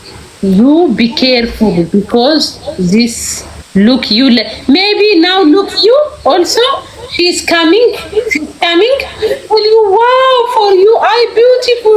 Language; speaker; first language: English; non-native, learner; Amharic